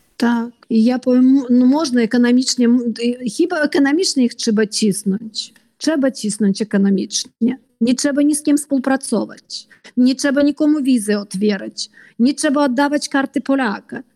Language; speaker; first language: Polish; early bilingual, heritage; Polish